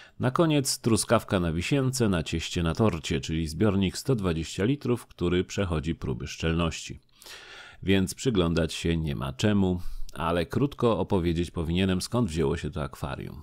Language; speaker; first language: Polish; native; Polish